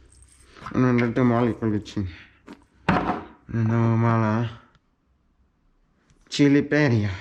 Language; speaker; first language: Slovenian; early bilingual, other home language; Polish